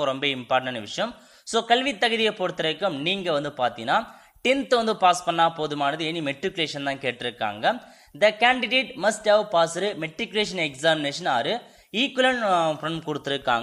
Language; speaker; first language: Tamil; native; Tamil